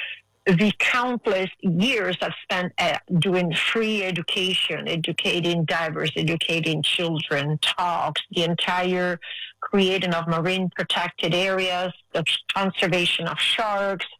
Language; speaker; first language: English; non-native, fluent; Italian